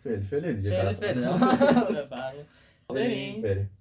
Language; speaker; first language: Persian; native; Persian